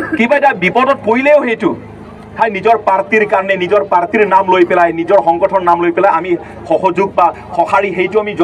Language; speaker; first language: Assamese; non-native, local second language; Karbi